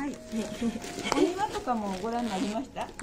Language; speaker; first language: Japanese; native; Japanese